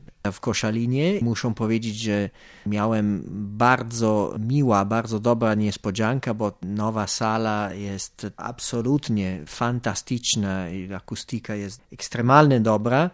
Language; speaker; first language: Polish; non-native, fluent; Italian